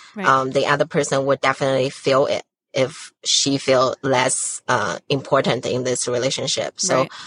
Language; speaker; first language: English; non-native, fluent; Chinese